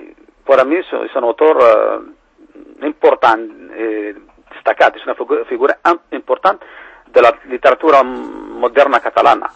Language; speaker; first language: Catalan; non-native, fluent; Berber languages